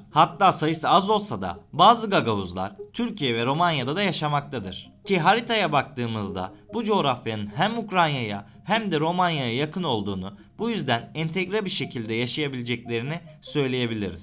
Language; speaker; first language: Turkish; native; Turkish